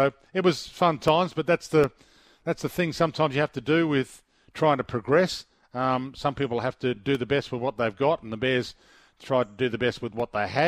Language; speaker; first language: English; native; English